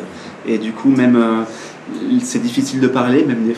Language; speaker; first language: French; native; French